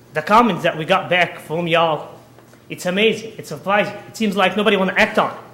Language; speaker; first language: English; non-native, fluent; Arabic